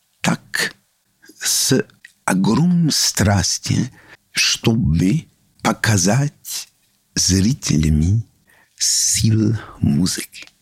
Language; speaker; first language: Russian; non-native, learner; English